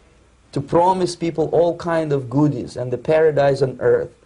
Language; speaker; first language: English; non-native, fluent; Russian